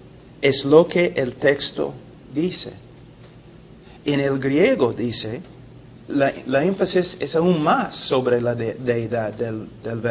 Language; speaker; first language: Spanish; non-native, fluent; English